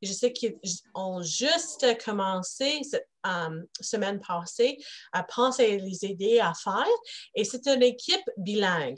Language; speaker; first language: French; non-native, local second language; English